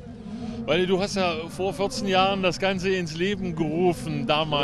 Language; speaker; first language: German; native; German